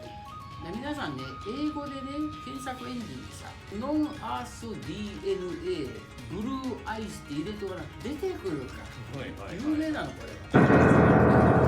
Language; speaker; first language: Japanese; native; Japanese